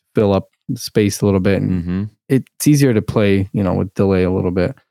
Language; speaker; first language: English; early bilingual, other home language; Russian